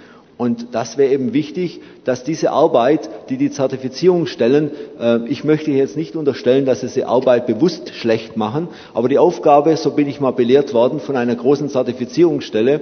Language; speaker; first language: German; native; German